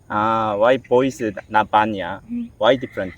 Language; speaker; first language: English; non-native, learner; Korean